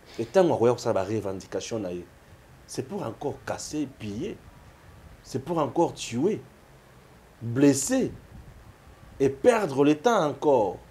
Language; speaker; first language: French; non-native, local second language; Lingala